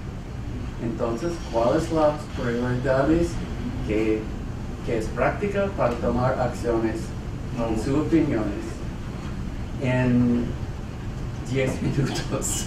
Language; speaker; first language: Spanish; non-native, fluent; English